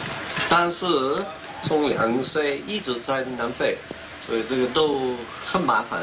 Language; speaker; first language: Chinese; non-native, learner; English